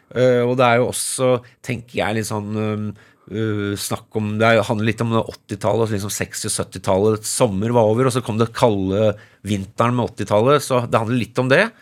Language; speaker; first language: Norwegian; early bilingual, other home language; English